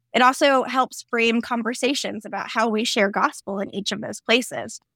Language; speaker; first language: English; native; English